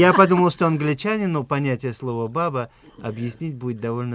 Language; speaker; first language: Russian; native; Russian